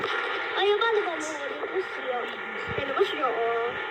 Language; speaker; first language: Cantonese; early bilingual, heritage; Cantonese